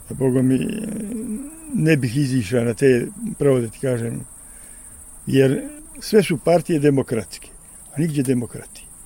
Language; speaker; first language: Serbian; native; Serbian